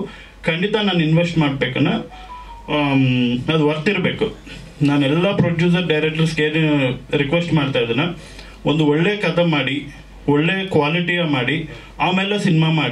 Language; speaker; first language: Kannada; non-native, local second language; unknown